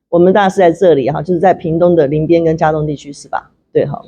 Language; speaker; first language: Chinese; native; Chinese